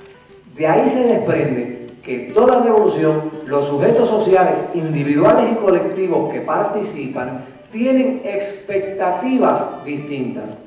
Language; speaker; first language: Spanish; native; Spanish